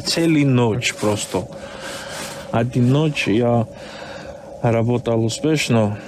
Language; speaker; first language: Russian; non-native, learner; Georgian